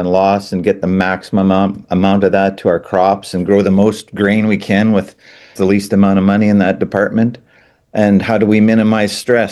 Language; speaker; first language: English; native; English